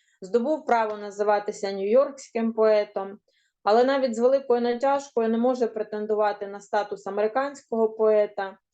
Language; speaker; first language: Ukrainian; native; Ukrainian